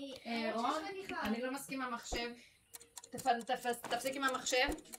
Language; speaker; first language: Hebrew; native; Hebrew